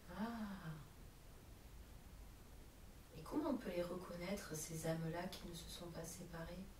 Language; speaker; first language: French; native; French